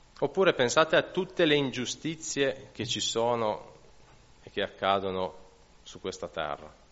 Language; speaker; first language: Italian; native; Italian